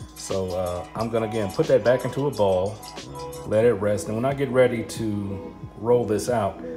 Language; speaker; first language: English; native; English